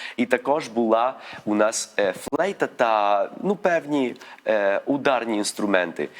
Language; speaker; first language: Ukrainian; early bilingual, heritage; Ukrainian